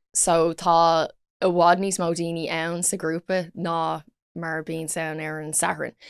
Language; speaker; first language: Irish; non-native, local second language; English